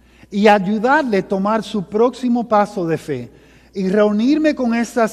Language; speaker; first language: Spanish; early bilingual, heritage; Spanish